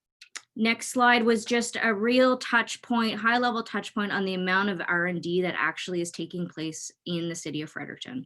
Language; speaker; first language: English; native; English